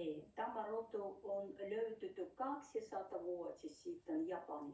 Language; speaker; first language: Finnish; non-native, learner; Russian